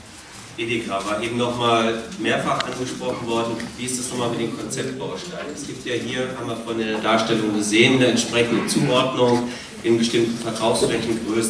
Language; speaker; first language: German; native; German